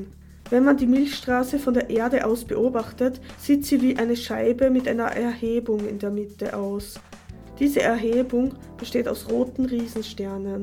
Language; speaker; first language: German; native; German